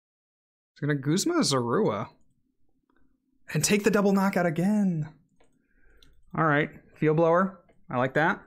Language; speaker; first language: English; native; English